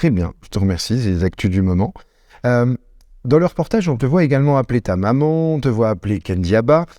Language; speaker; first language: French; native; French